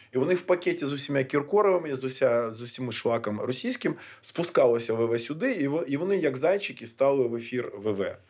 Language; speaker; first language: Ukrainian; non-native, local second language; Russian